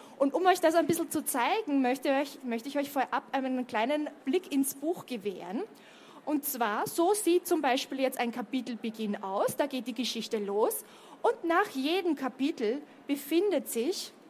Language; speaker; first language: German; native; German